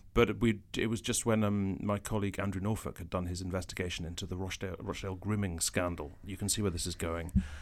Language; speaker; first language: English; native; English